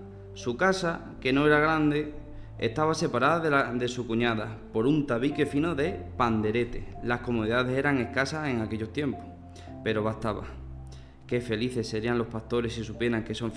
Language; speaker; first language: Spanish; native; Spanish